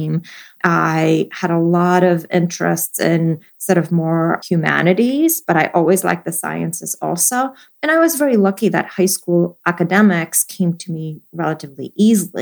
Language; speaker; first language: English; non-native, fluent; Polish